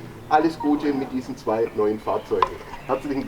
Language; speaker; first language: German; native; German